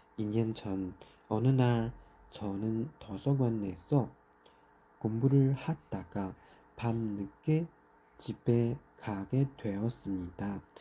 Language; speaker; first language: Korean; non-native, learner; Chinese